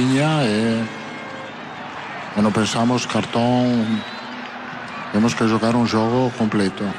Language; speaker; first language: Portuguese; non-native, fluent; Italian